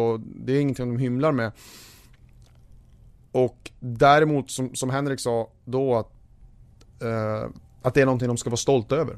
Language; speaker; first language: Swedish; native; Swedish